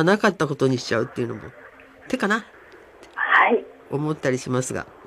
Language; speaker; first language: Japanese; native; Japanese